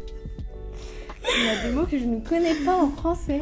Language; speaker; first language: French; native; French